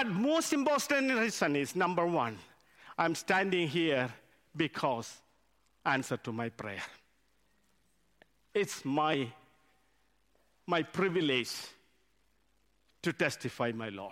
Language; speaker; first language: English; non-native, local second language; Malayalam